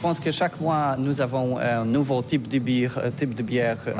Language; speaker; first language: French; non-native, learner; Polish